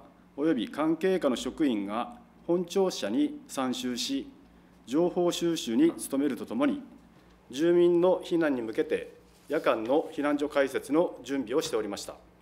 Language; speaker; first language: Japanese; native; Japanese